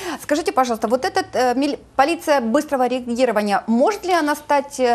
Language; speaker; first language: Russian; native; Russian